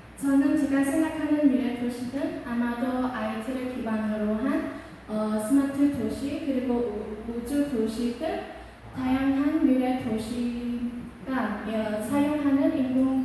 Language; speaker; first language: Korean; non-native, local second language; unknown